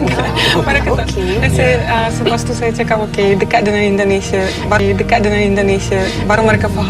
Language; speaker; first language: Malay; non-native, fluent; Russian